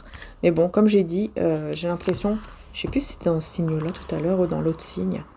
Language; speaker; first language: French; native; French